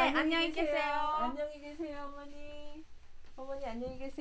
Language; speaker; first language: Korean; native; Korean